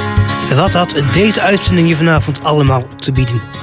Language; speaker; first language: Dutch; native; Dutch